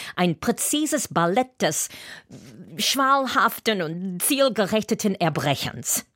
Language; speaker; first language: German; non-native, fluent; English